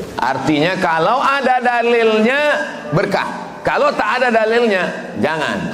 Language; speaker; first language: Indonesian; native; Indonesian